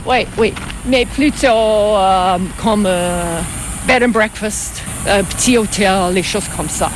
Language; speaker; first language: French; non-native, fluent; English